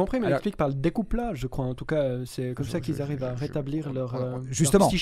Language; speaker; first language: French; native; French